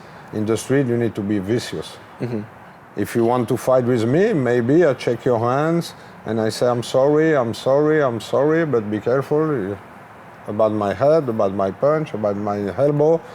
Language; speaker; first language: English; non-native, learner; French